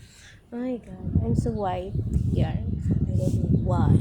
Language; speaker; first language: English; non-native, local second language; Filipino